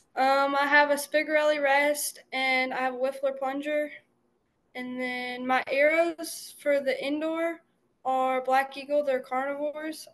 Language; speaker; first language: English; native; English